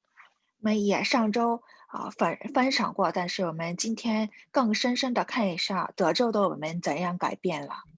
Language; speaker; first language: Chinese; non-native, fluent; Korean